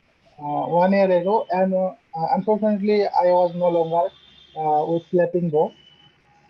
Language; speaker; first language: English; non-native, learner; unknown